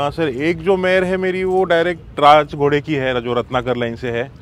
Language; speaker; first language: Hindi; non-native, local second language; Marathi